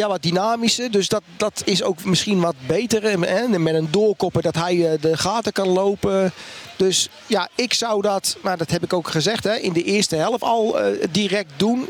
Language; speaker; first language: Dutch; native; Dutch